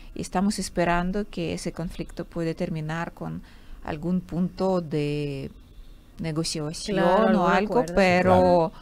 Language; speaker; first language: Spanish; non-native, fluent; Ukrainian